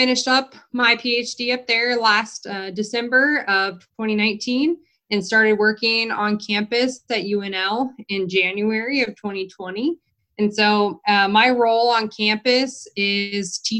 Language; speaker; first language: English; native; English